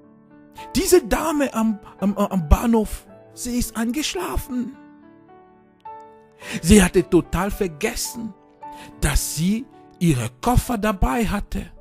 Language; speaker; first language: German; non-native, fluent; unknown